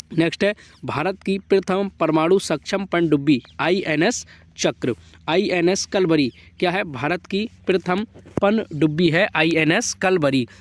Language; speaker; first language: Hindi; native; Hindi